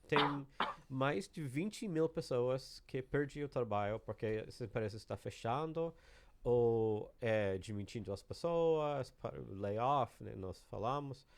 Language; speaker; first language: Portuguese; non-native, learner; English